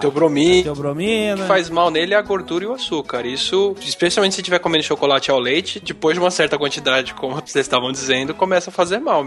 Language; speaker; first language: Portuguese; native; Portuguese